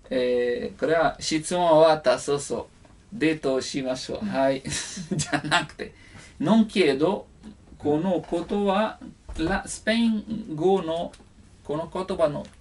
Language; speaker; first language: Japanese; non-native, learner; Italian